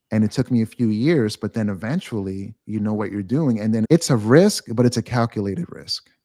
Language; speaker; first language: English; native; English